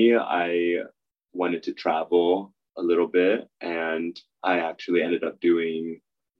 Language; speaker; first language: English; native; English